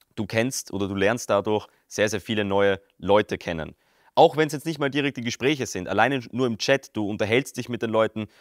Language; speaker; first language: German; native; German